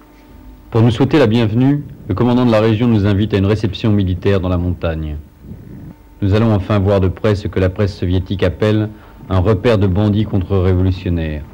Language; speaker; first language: French; native; French